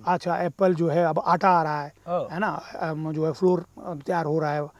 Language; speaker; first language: Hindi; native; Hindi